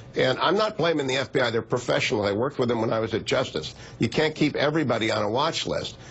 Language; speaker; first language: English; native; English